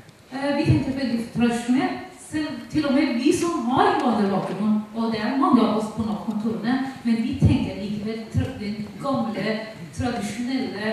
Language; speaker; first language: Norwegian; non-native, fluent; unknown